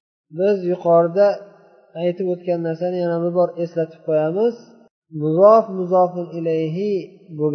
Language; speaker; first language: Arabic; non-native, fluent; Uzbek